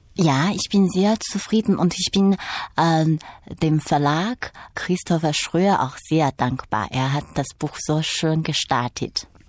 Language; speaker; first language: German; non-native, fluent; Chinese